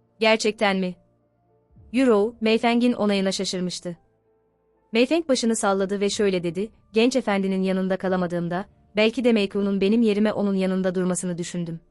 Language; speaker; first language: Turkish; native; Turkish